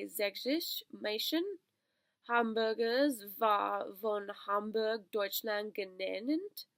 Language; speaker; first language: German; non-native, learner; English